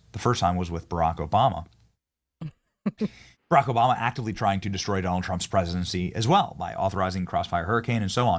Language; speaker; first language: English; native; English